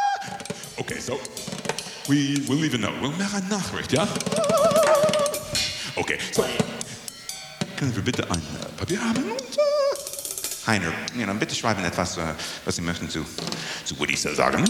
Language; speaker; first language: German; non-native, learner; English